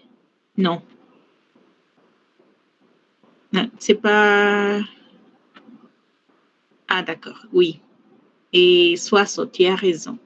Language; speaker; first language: French; non-native, fluent; Spanish